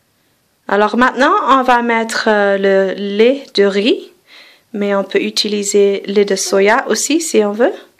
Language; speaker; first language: French; non-native, fluent; English